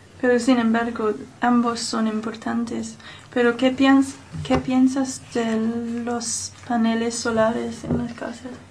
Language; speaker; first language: Spanish; non-native, learner; English